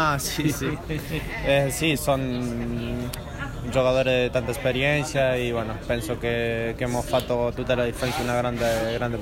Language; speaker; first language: Italian; non-native, learner; Spanish